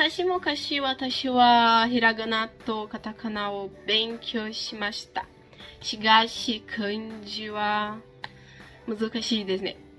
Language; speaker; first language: Japanese; non-native, learner; Portuguese